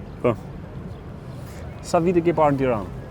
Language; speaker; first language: Albanian; native; Albanian